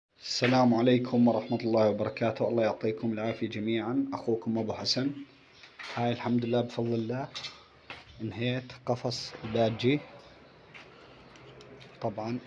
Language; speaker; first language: Arabic; native; Arabic